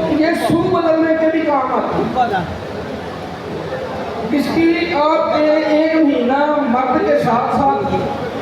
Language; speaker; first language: Urdu; non-native, local second language; Punjabi